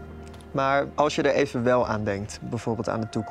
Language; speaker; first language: Dutch; native; Dutch